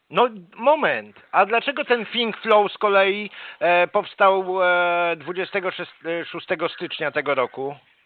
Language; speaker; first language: Polish; native; Polish